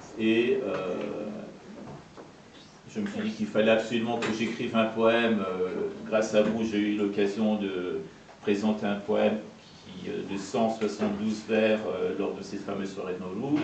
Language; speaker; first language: French; non-native, fluent; Persian